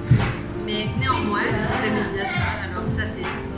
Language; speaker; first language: French; non-native, local second language; Japanese